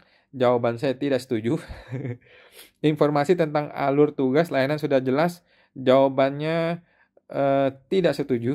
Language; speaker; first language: Indonesian; native; Indonesian